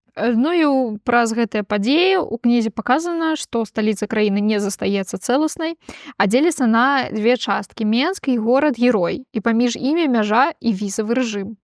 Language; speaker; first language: Belarusian; non-native, local second language; Russian